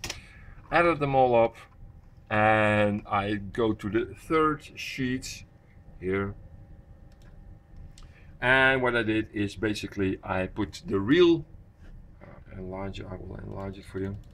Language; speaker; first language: English; non-native, fluent; Dutch